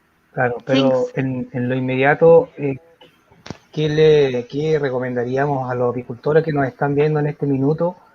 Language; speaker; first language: Spanish; native; Spanish